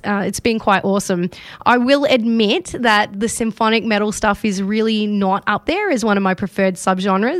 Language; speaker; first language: English; native; English